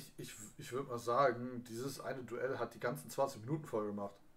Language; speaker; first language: German; native; German